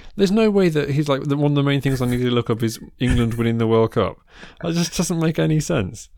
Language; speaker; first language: English; native; English